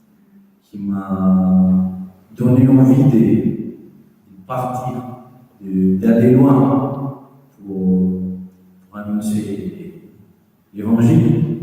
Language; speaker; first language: French; non-native, fluent; Spanish